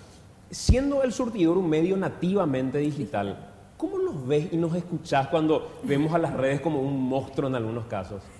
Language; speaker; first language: Spanish; native; Spanish